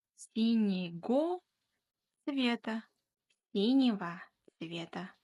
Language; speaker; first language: Russian; non-native, local second language; Kazakh